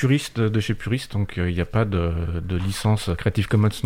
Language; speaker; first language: French; native; French